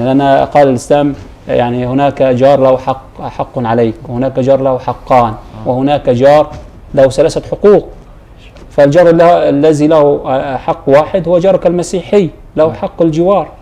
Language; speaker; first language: Arabic; native; Arabic